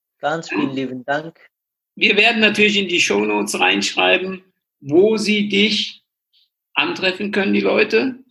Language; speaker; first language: German; native; German